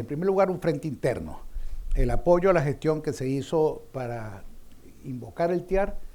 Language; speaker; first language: Spanish; native; Spanish